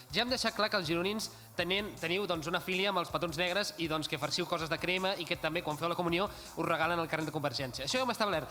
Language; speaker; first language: Catalan; native; Catalan